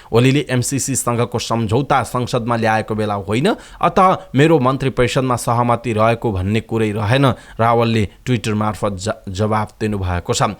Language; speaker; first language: Nepali; native; Nepali